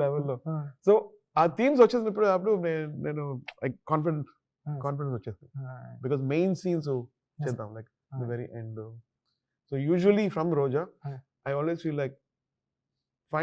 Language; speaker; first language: Telugu; non-native, learner; Tamil